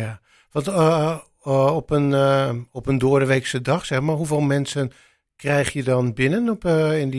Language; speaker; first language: Dutch; native; Dutch